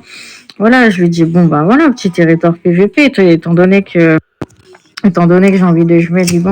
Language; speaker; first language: French; native; French